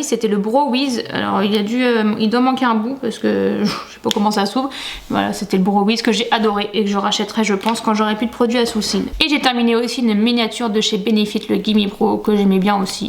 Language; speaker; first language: French; native; French